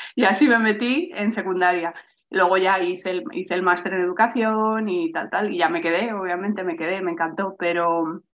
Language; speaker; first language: Spanish; native; Spanish